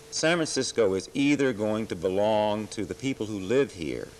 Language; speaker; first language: English; native; English